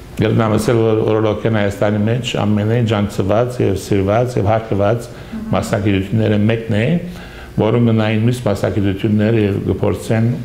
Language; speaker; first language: Armenian; early bilingual, heritage; Armenian